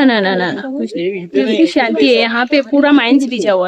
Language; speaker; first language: Hindi; non-native, local second language; Balti